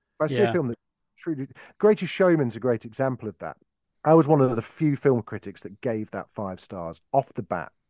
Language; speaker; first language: English; native; English